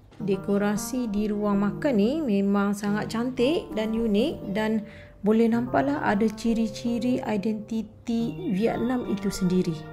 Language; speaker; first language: Malay; native; Malay